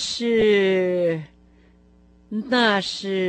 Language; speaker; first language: Chinese; non-native, fluent; Russian